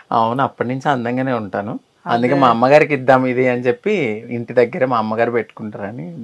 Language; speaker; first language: Telugu; native; Telugu